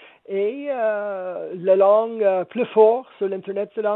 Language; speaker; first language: French; non-native, local second language; English